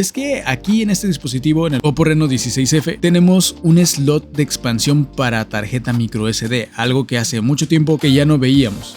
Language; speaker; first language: Spanish; native; Spanish